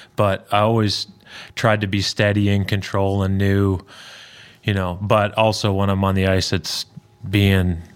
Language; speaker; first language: English; native; English